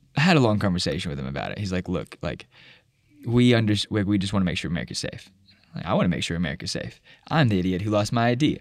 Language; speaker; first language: English; native; English